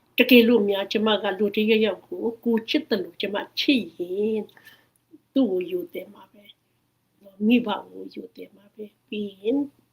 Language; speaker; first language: Burmese; non-native, local second language; Hakha Chin